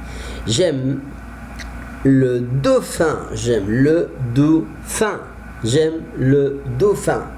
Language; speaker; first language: French; non-native, fluent; Arabic